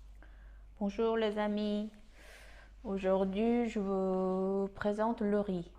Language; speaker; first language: French; non-native, fluent; Korean